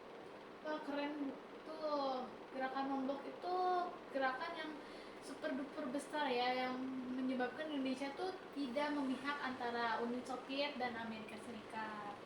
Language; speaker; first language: Indonesian; native; Indonesian